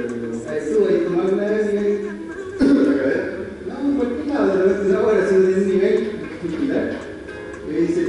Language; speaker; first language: Spanish; native; Spanish